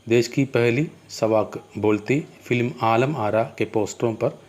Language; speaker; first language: Hindi; non-native, local second language; Malayalam